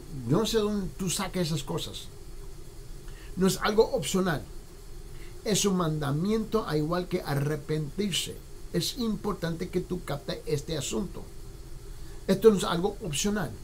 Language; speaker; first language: Spanish; early bilingual, heritage; Spanish